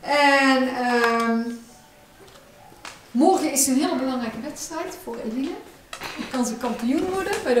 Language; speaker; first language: Dutch; native; Dutch